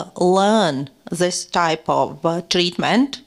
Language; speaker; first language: English; non-native, fluent; Latvian